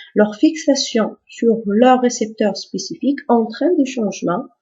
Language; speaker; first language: French; non-native, local second language; Arabic